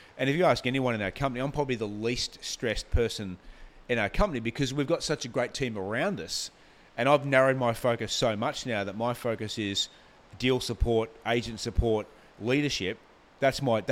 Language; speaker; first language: English; native; English